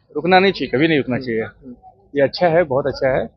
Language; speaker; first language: Hindi; native; Hindi